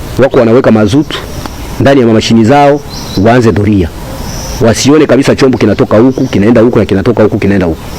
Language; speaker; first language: Swahili; native; Swahili